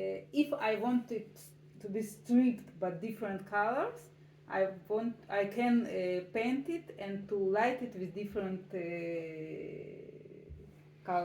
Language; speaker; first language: English; non-native, learner; Russian